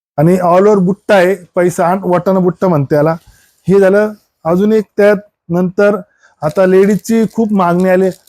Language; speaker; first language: Marathi; native; Marathi